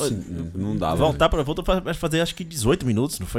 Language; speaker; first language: Portuguese; native; Portuguese